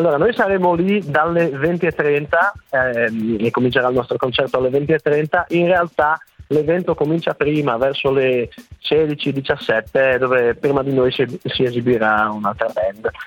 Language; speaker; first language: Italian; native; Italian